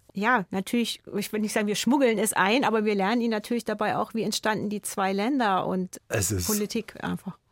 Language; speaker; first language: German; native; German